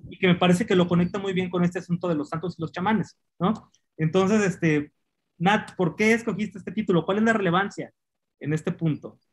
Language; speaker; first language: Spanish; native; Spanish